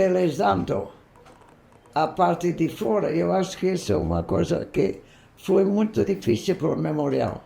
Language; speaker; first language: Portuguese; non-native, fluent; English